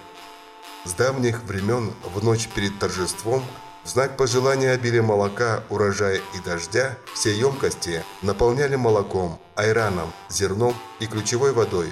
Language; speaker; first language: Russian; non-native, local second language; Kyrgyz